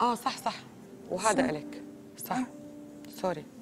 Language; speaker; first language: Arabic; native; Arabic